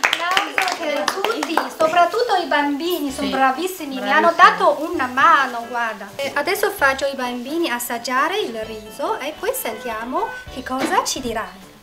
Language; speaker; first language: Italian; non-native, fluent; Chinese